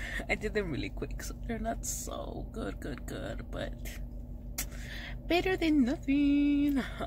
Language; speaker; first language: English; early bilingual, other home language; Spanish